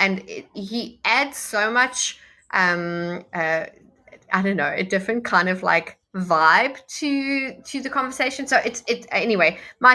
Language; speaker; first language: English; native; English